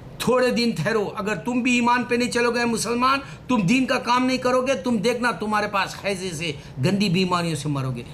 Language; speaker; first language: Urdu; native; Urdu